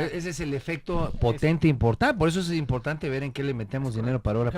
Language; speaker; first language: Spanish; native; Spanish